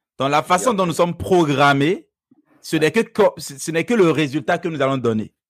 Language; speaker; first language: French; non-native, local second language; Fon